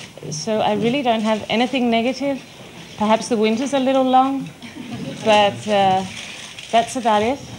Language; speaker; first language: English; native; English